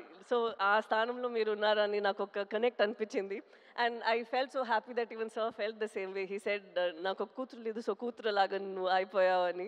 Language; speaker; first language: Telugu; non-native, local second language; Tamil